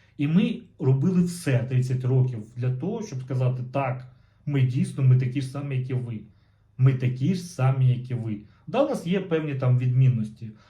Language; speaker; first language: Ukrainian; non-native, local second language; Russian